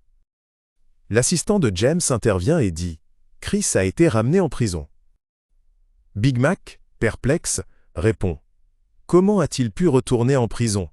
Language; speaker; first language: French; native; French